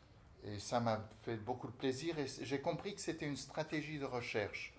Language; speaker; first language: French; non-native, fluent; Portuguese